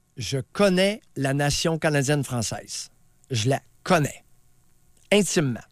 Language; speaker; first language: French; native; French